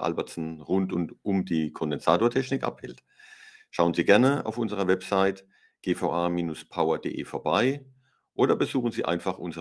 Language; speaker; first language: German; native; German